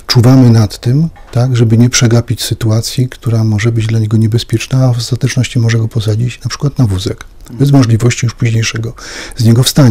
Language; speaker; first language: Polish; native; Polish